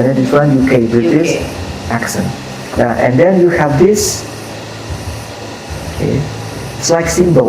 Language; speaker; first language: English; non-native, fluent; Indonesian